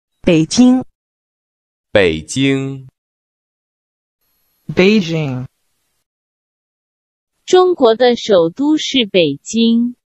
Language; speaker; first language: Chinese; non-native, learner; Urdu